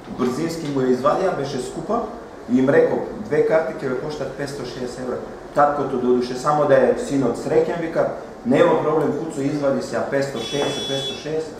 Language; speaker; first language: Macedonian; non-native, local second language; Romany